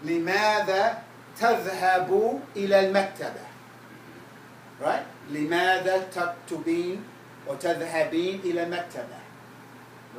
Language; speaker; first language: Arabic; non-native, fluent; English